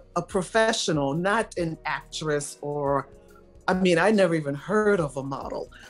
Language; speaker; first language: English; native; English